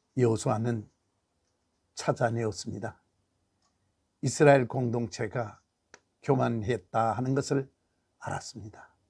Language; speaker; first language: Korean; native; Korean